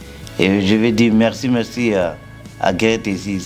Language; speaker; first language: French; non-native, learner; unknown